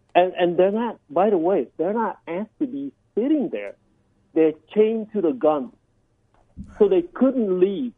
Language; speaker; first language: English; early bilingual, other home language; Vietnamese